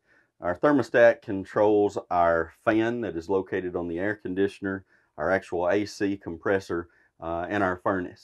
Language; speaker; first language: English; native; English